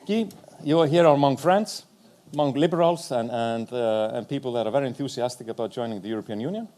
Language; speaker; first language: English; non-native, fluent; Icelandic